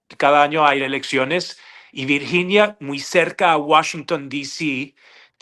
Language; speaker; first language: Spanish; non-native, fluent; English